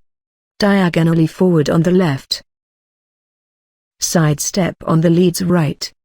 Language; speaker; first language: English; native; English